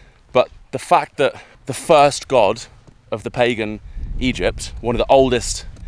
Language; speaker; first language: English; native; English